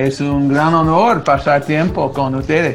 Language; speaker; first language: Spanish; early bilingual, heritage; Spanish